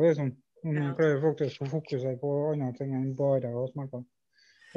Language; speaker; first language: Norwegian; native; Norwegian